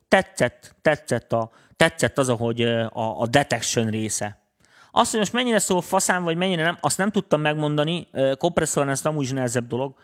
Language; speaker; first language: Hungarian; native; Hungarian